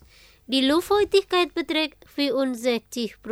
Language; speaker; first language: German; non-native, fluent; Indonesian